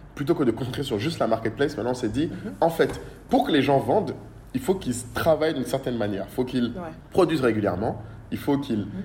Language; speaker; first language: French; non-native, local second language; Bambara